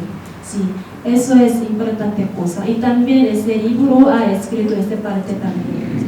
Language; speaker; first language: Spanish; non-native, learner; Korean